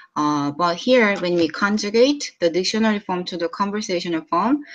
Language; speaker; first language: English; non-native, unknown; Korean